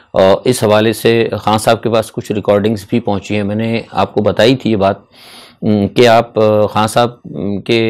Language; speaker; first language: Urdu; native; Urdu